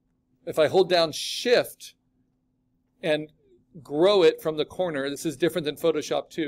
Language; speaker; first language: English; native; English